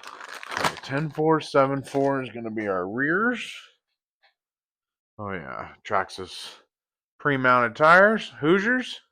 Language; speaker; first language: English; native; English